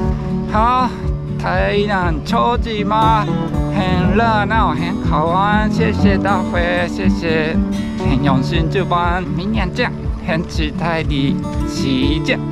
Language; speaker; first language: Chinese; non-native, fluent; Japanese